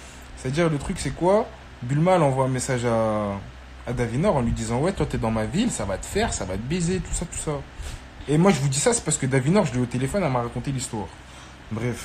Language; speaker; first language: French; native; French